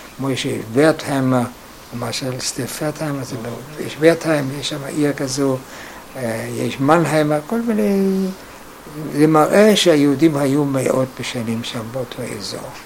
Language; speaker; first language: Hebrew; non-native, fluent; German